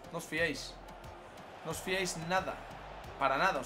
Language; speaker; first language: Spanish; native; Spanish